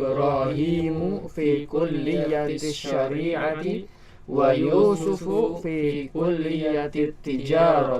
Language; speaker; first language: Arabic; non-native, learner; Indonesian